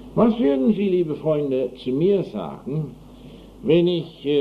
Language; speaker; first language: German; non-native, fluent; English